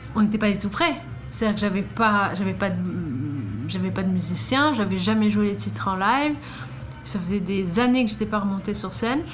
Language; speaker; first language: French; non-native, fluent; Swedish